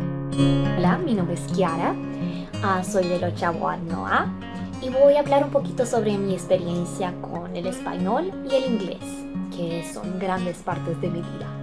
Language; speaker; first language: Spanish; early bilingual, heritage; Portuguese